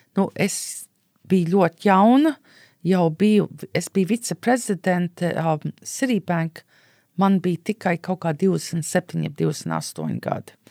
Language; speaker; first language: Latvian; early bilingual, heritage; Latvian